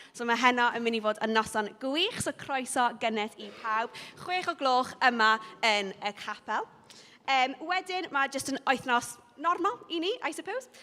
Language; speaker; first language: Welsh; non-native, local second language; English